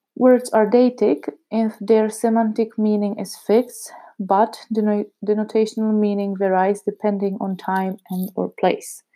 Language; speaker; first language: English; non-native, fluent; Czech